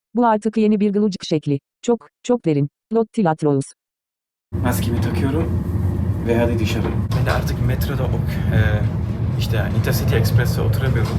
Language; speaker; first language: Turkish; early bilingual, heritage; Turkish